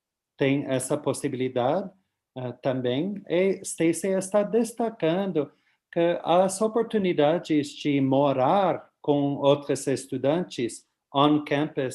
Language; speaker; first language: Portuguese; non-native, fluent; English